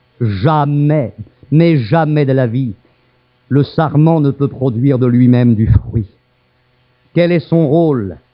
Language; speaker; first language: French; native; French